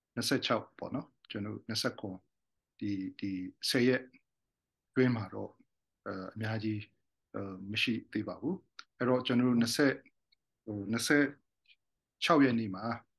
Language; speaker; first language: Burmese; non-native, local second language; Hakha Chin